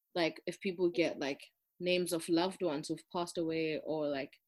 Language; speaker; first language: English; non-native, local second language; Zulu